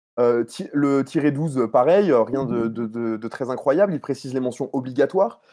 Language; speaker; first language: French; native; French